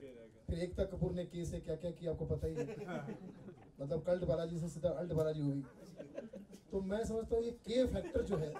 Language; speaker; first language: Hindi; native; Hindi